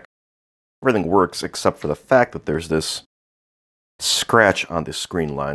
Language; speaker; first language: English; native; English